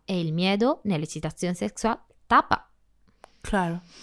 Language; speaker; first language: Spanish; non-native, learner; Italian